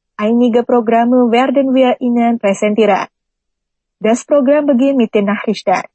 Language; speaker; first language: German; non-native, fluent; Indonesian